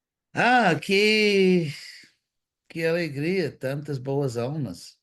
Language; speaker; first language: Portuguese; non-native, fluent; English